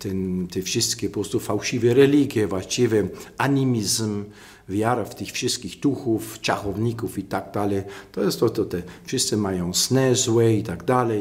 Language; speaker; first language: Polish; non-native, fluent; German